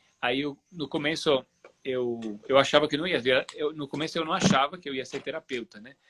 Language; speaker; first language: Portuguese; non-native, fluent; Italian